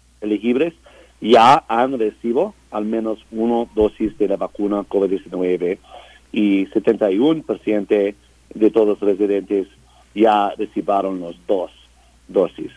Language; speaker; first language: Spanish; non-native, learner; English